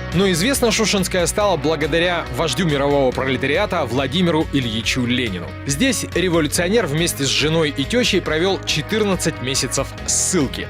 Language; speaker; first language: Russian; native; Russian